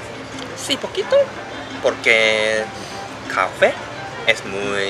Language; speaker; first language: Spanish; non-native, learner; Japanese